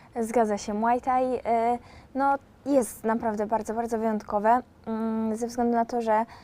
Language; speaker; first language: Polish; native; Polish